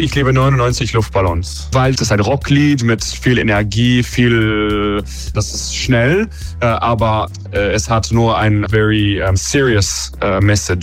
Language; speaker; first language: German; non-native, learner; English